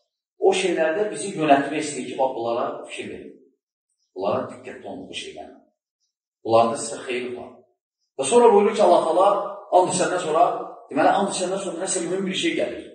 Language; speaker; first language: Turkish; non-native, learner; Azerbaijani